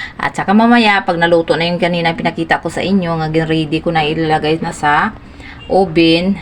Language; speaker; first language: Filipino; non-native, local second language; Hiligaynon